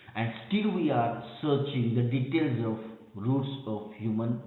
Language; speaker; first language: English; non-native, local second language; Marathi